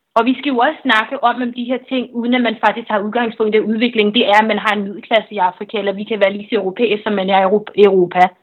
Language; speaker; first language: Danish; early bilingual, other home language; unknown